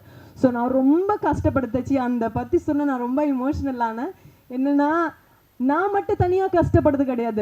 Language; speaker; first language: Tamil; non-native, fluent; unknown